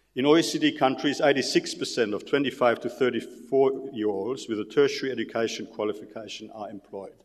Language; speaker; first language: English; non-native, fluent; German